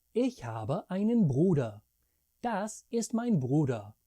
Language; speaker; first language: German; non-native, fluent; English